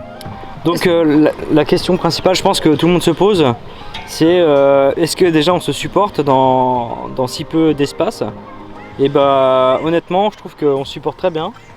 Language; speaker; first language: French; native; French